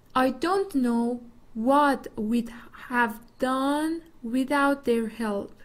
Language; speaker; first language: English; non-native, fluent; Persian